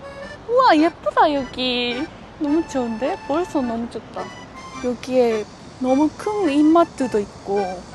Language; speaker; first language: Korean; non-native, fluent; Japanese